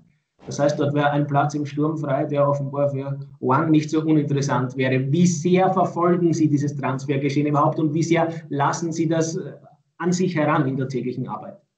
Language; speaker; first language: German; native; German